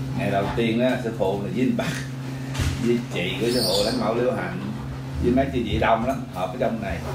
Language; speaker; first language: Vietnamese; early bilingual, other home language; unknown